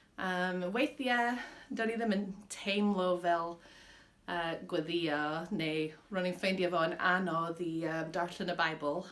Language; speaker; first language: Welsh; non-native, fluent; English